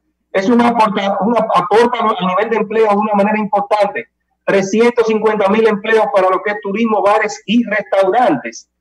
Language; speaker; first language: Spanish; native; Spanish